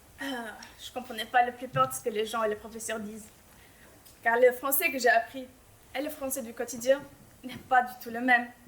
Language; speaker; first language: French; non-native, fluent; Albanian